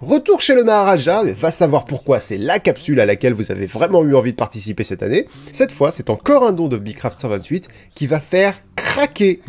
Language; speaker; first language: French; native; French